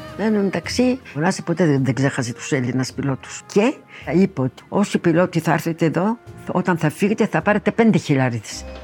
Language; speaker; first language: Greek; early bilingual, heritage; Greek